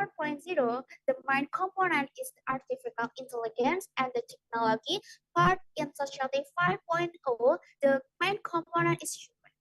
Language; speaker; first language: English; non-native, learner; Indonesian